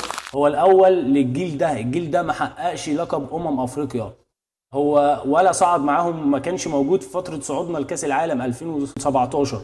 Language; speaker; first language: Arabic; native; Arabic